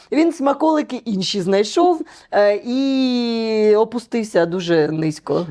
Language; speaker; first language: Ukrainian; native; Ukrainian